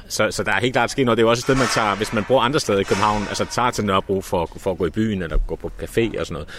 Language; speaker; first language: Danish; native; Danish